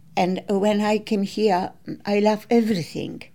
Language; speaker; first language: English; non-native, learner; Polish